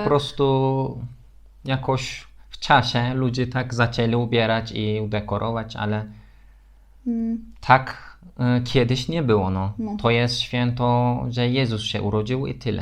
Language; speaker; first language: Polish; non-native, learner; Turkish